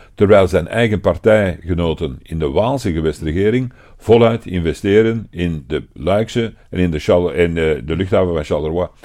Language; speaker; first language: Dutch; native; Dutch